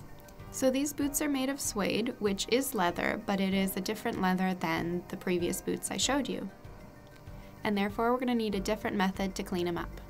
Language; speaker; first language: English; native; English